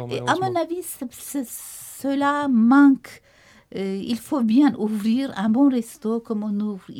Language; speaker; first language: French; non-native, fluent; Turkish